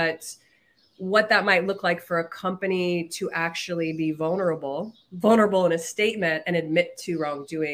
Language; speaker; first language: English; native; English